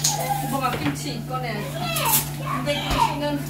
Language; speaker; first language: Korean; non-native, learner; Khmer